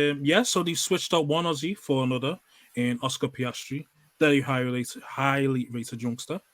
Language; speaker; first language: English; native; English